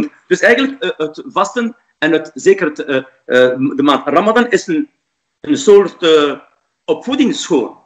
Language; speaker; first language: Dutch; non-native, fluent; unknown